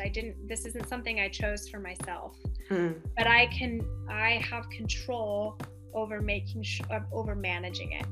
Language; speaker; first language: English; native; English